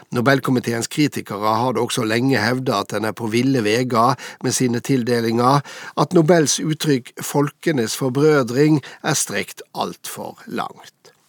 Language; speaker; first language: Norwegian; native; Norwegian